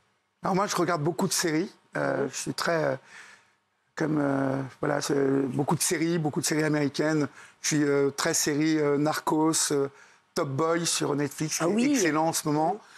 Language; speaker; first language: French; native; French